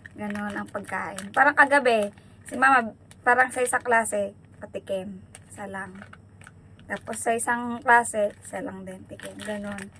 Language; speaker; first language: Filipino; native; Filipino